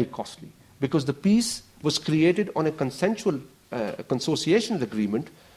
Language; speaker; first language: English; non-native, local second language; Urdu